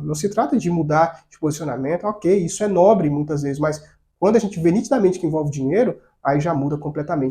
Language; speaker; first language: Portuguese; native; Portuguese